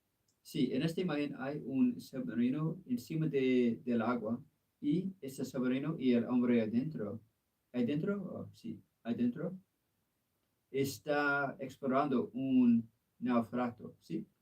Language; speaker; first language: Spanish; non-native, learner; English